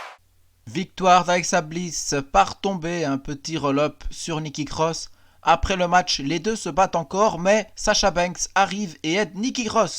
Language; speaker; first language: French; native; French